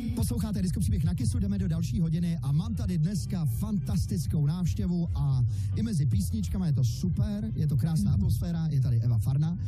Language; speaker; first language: Czech; native; Czech